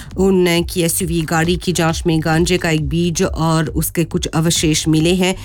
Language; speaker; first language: Hindi; non-native, local second language; Morisyen